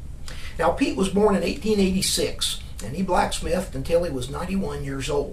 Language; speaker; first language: English; native; English